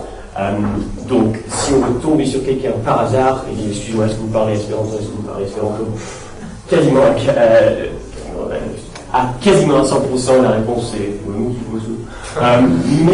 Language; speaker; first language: French; non-native, fluent; English